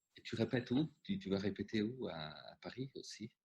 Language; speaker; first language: French; non-native, fluent; Italian